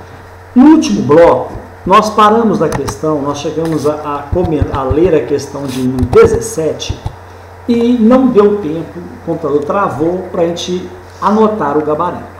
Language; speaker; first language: Portuguese; native; Portuguese